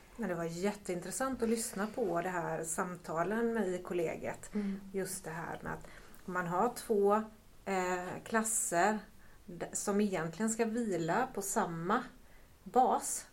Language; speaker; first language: Swedish; native; Swedish